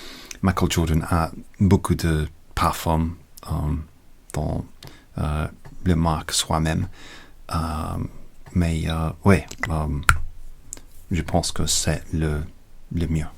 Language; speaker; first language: French; non-native, learner; English